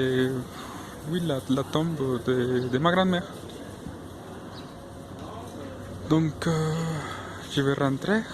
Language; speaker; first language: French; non-native, fluent; Spanish